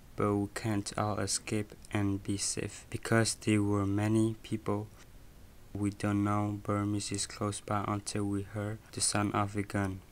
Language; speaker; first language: English; early bilingual, other home language; Burmese